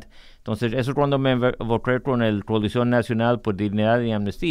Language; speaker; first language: Spanish; early bilingual, heritage; English